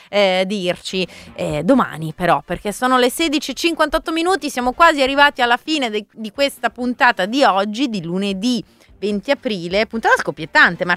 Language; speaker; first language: Italian; native; Italian